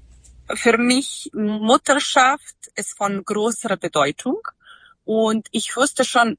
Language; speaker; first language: German; non-native, fluent; Serbian